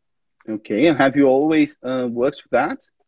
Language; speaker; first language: English; non-native, fluent; Portuguese